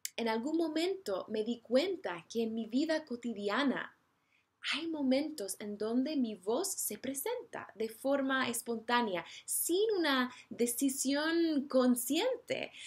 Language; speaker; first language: Spanish; non-native, fluent; English